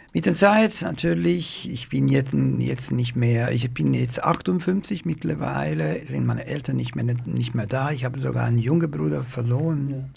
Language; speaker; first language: German; non-native, fluent; Italian